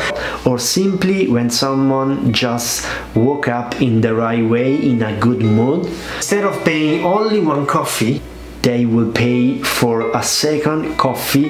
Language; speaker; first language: English; non-native, fluent; Italian